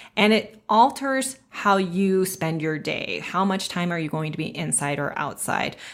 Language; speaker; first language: English; native; English